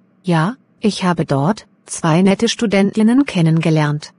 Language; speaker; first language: German; non-native, fluent; Hungarian